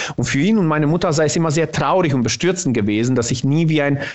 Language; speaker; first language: German; non-native, fluent; Bosnian